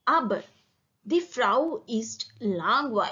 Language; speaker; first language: German; non-native, learner; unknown